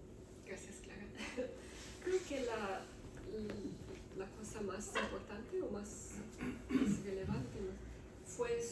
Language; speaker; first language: Spanish; non-native, learner; Romanian